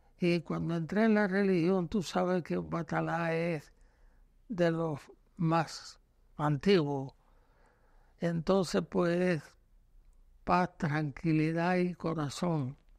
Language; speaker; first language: Spanish; native; Spanish